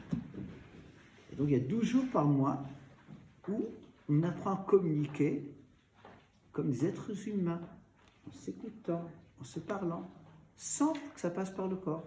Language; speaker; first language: French; native; French